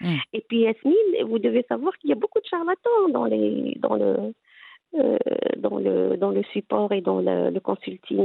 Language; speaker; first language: French; non-native, local second language; Arabic